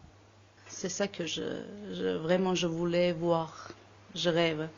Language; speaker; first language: French; non-native, learner; Armenian